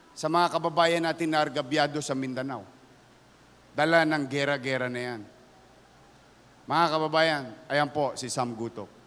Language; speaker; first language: Filipino; native; Filipino